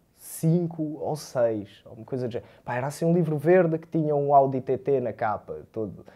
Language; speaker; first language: Portuguese; early bilingual, other home language; Romanian